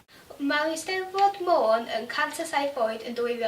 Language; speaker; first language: Welsh; native; Welsh